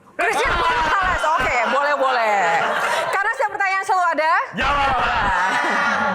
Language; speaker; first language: Indonesian; native; Indonesian